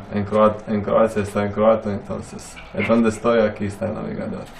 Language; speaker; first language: Spanish; non-native, fluent; Croatian